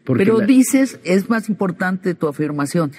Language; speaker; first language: Spanish; native; Spanish